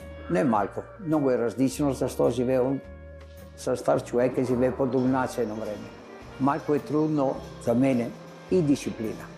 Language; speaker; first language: Bulgarian; non-native, learner; Italian